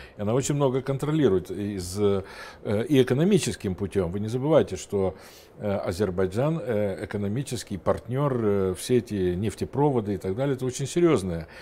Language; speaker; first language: Russian; non-native, local second language; Romanian